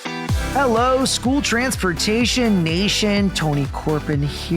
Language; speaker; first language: English; native; English